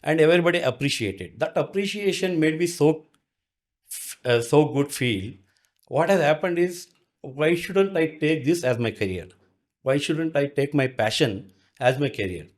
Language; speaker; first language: English; non-native, local second language; Kannada